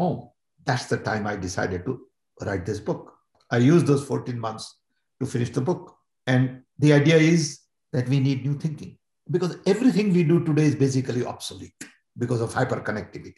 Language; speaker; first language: English; non-native, local second language; Gujarati